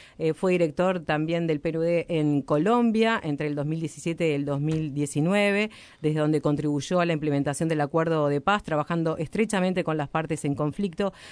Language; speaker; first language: Spanish; native; Spanish